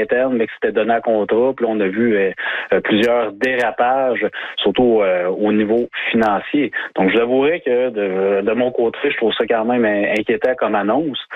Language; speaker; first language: French; native; French